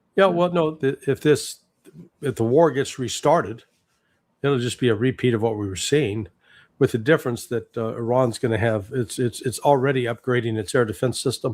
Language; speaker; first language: English; native; English